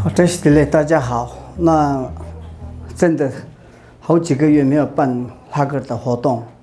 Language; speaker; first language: Chinese; non-native, fluent; Tibetan